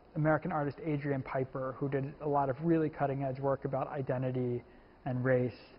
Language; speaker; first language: English; native; English